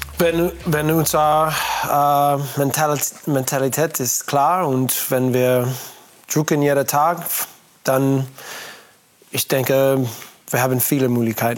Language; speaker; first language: German; non-native, learner; English